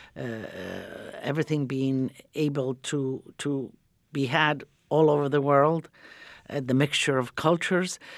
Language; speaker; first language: English; early bilingual, other home language; Croatian